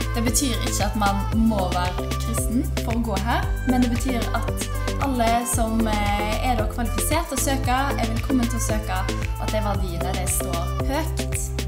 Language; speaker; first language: Norwegian; native; Norwegian